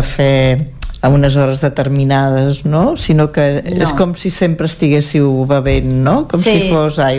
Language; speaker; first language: Catalan; native; Catalan